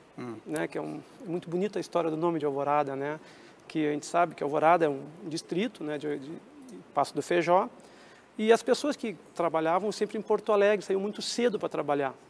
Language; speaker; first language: Portuguese; native; Portuguese